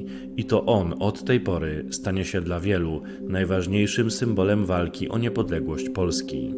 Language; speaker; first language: Polish; native; Polish